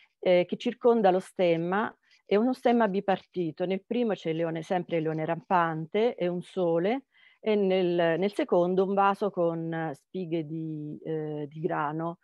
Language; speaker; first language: Italian; native; Italian